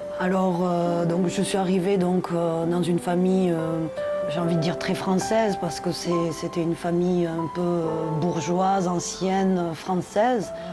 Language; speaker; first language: French; native; French